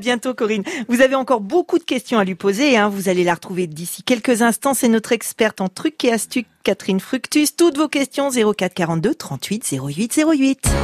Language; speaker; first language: French; native; French